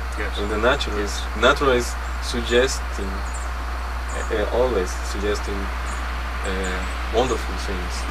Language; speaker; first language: English; non-native, learner; Spanish